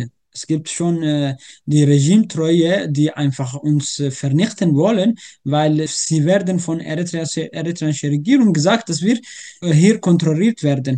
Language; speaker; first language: German; non-native, learner; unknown